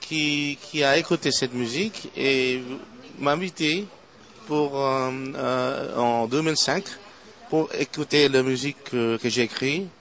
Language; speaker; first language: French; non-native, fluent; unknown